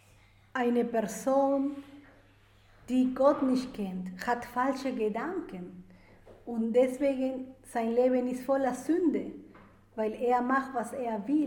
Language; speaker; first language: German; non-native, fluent; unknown